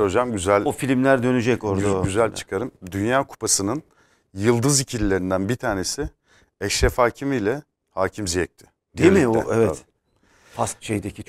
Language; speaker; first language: Turkish; native; Turkish